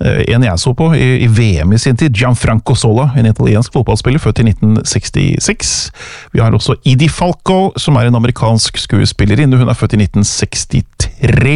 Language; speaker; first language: Norwegian; native; Norwegian